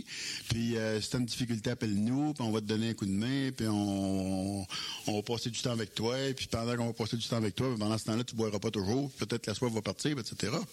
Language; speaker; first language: French; native; French